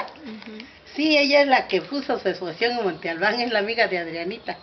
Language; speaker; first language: Spanish; native; Spanish